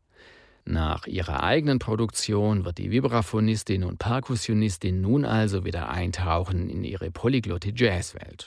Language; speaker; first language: German; native; German